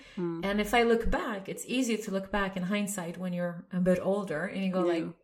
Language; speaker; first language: English; non-native, fluent; Swedish